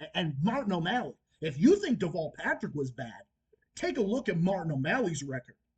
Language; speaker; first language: English; native; English